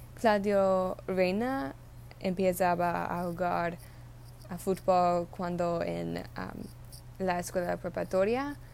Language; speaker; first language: Spanish; non-native, learner; English